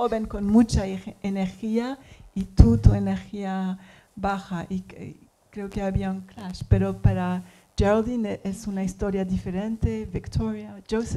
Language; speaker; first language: Spanish; non-native, learner; English